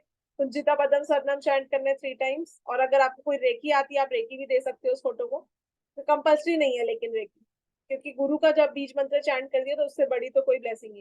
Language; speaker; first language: Hindi; native; Hindi